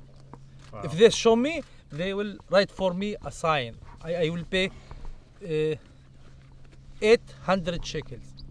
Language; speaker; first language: English; non-native, learner; Arabic